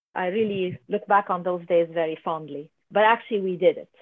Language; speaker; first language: English; non-native, fluent; Arabic